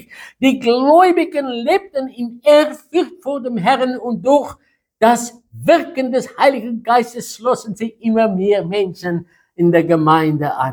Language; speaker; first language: German; non-native, fluent; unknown